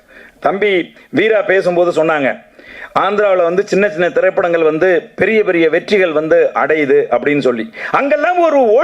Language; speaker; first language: Tamil; native; Tamil